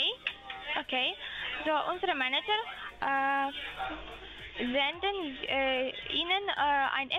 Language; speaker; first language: German; non-native, learner; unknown